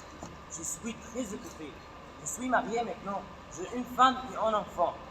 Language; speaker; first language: French; non-native, learner; Arabic